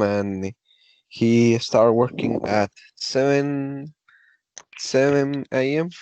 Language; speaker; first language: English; non-native, learner; Spanish